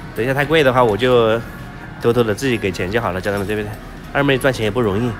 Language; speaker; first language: Chinese; native; Chinese